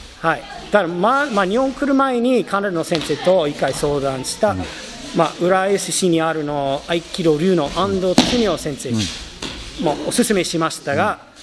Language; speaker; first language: Japanese; non-native, fluent; English